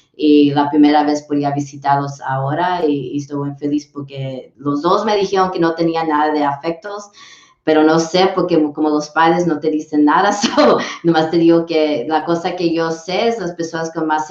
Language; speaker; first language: Spanish; early bilingual, heritage; English